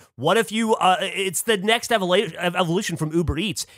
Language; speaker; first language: English; native; English